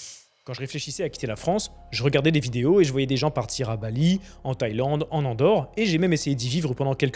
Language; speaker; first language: French; native; French